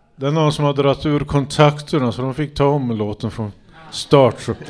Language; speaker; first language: Swedish; native; Swedish